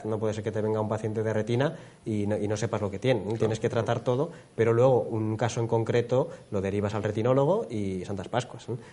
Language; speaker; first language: Spanish; native; Spanish